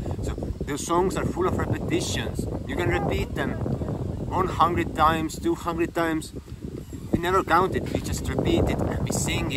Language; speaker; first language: English; non-native, fluent; Estonian